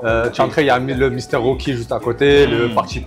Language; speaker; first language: French; native; French